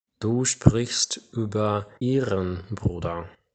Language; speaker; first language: German; non-native, fluent; Ukrainian